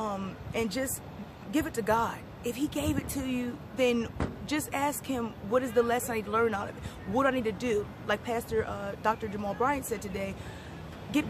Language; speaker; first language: English; native; English